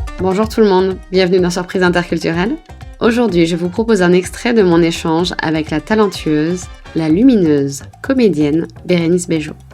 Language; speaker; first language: French; native; French